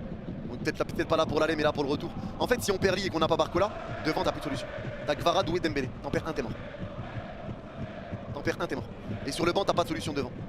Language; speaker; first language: French; native; French